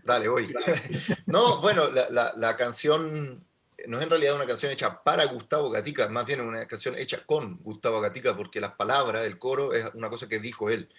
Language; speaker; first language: Spanish; native; Spanish